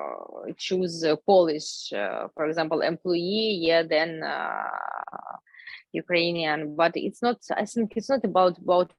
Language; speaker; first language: English; non-native, learner; Ukrainian